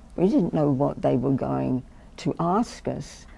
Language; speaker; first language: English; native; English